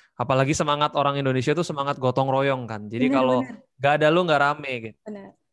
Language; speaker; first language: Indonesian; native; Indonesian